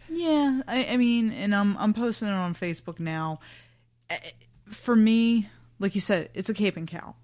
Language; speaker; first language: English; native; English